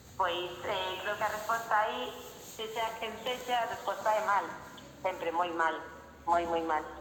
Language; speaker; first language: Galician; non-native, local second language; Spanish